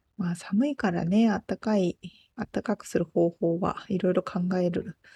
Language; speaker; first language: Japanese; native; Japanese